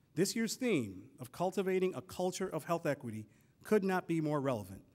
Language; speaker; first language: English; native; English